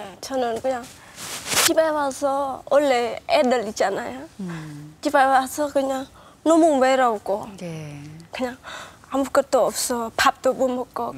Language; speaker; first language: Korean; non-native, learner; Khmer